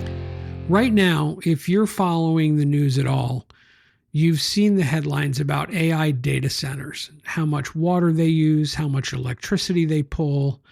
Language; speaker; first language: English; native; English